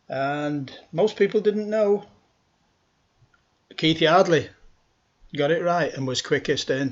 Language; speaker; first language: English; native; English